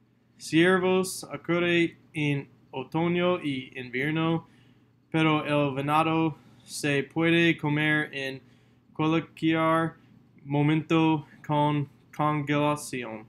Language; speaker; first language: Spanish; non-native, learner; English